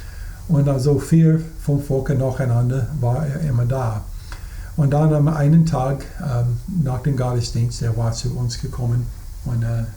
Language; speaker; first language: German; non-native, fluent; English